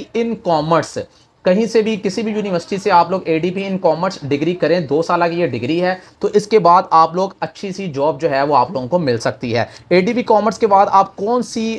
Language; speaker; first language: Urdu; native; Urdu